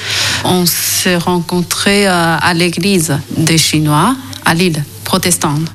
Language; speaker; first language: French; non-native, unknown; Chinese